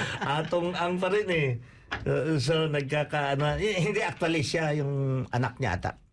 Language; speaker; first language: Filipino; non-native, local second language; Cebuano